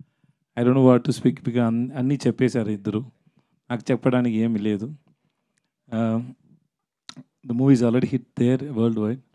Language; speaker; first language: Telugu; non-native, learner; Tamil